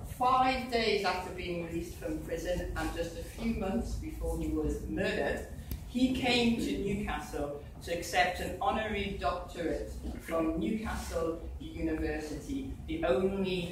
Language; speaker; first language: English; native; English